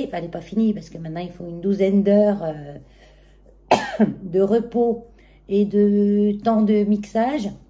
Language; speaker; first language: French; native; French